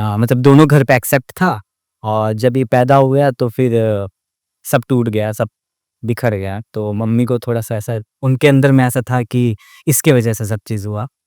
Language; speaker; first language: Hindi; non-native, local second language; Odia